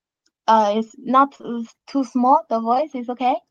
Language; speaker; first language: English; non-native, learner; Chinese